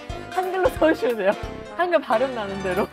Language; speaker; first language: Korean; native; Korean